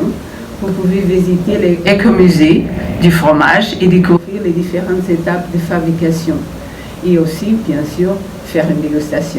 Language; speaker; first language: French; non-native, fluent; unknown